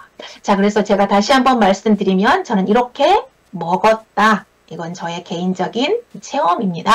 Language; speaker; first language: Korean; native; Korean